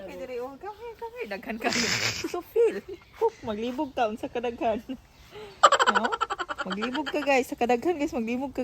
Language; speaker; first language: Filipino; non-native, local second language; Cebuano